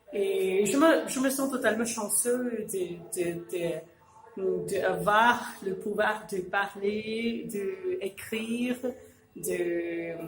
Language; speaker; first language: French; non-native, fluent; Urdu